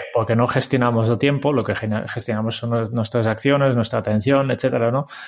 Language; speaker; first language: Spanish; non-native, fluent; Dutch